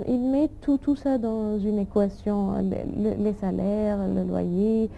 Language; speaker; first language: French; non-native, fluent; Arabic